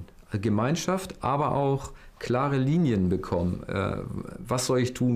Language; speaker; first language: German; native; German